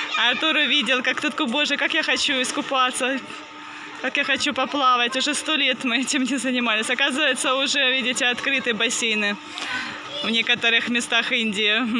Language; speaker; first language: Russian; native; Russian